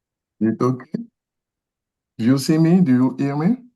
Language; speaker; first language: English; non-native, learner; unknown